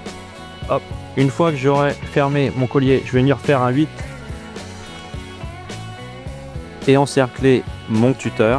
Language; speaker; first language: French; native; French